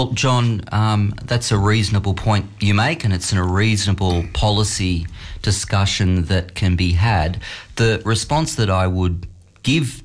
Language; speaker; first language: English; native; English